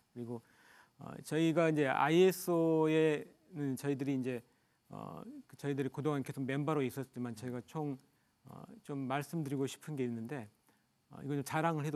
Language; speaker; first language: Korean; native; Korean